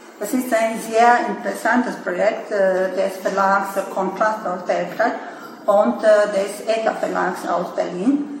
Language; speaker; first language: German; non-native, fluent; Serbian